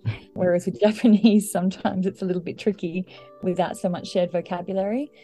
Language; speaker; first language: English; native; English